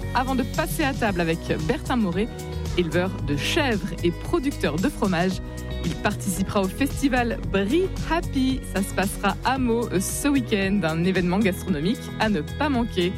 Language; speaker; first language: French; native; French